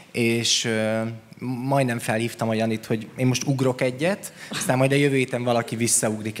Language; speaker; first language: Hungarian; native; Hungarian